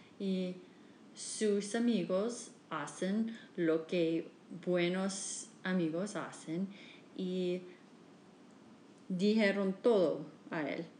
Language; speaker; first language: Spanish; non-native, learner; English